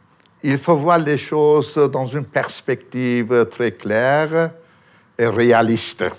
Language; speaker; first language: French; non-native, fluent; Armenian